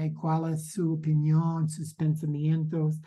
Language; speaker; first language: Spanish; non-native, learner; English